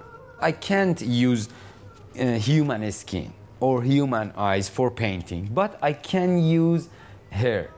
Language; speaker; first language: English; non-native, learner; Persian